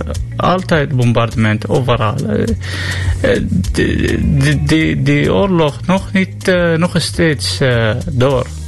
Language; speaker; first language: Dutch; non-native, learner; Arabic